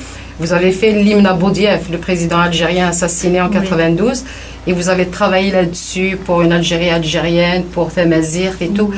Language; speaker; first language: French; non-native, local second language; Kabyle